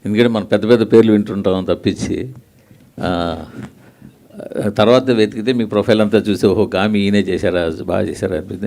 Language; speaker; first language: Telugu; native; Telugu